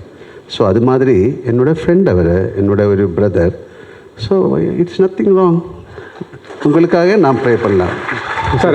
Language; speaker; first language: Tamil; non-native, learner; Malayalam